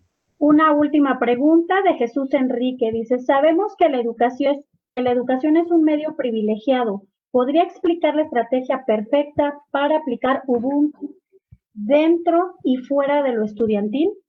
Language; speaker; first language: Spanish; native; Spanish